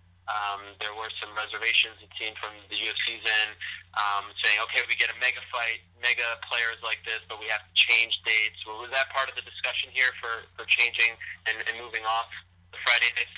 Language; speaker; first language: English; native; English